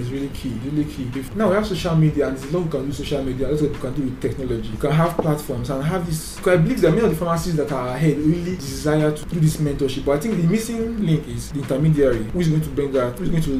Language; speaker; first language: English; non-native, local second language; Yoruba